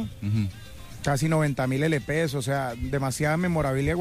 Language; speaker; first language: Spanish; native; Spanish